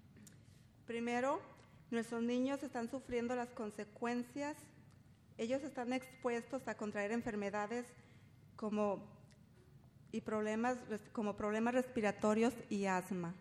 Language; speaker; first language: Spanish; native; Spanish